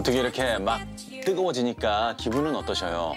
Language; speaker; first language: Korean; native; Korean